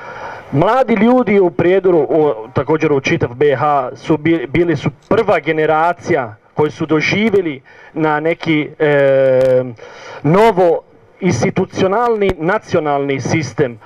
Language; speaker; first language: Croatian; non-native, learner; Italian